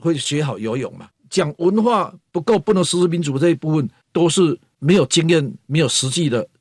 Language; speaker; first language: Chinese; native; Chinese